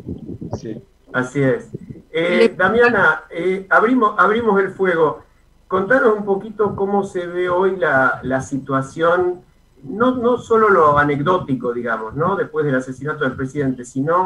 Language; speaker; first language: Spanish; native; Spanish